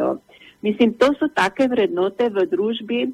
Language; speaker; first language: Slovenian; native; Slovenian